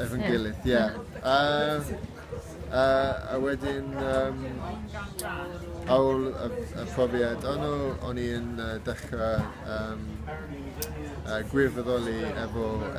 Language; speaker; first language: Welsh; non-native, learner; English